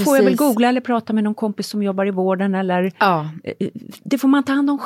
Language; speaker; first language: Swedish; native; Swedish